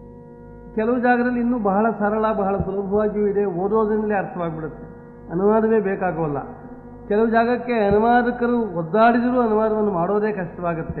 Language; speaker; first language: Kannada; native; Kannada